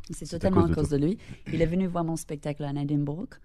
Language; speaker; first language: French; non-native, fluent; English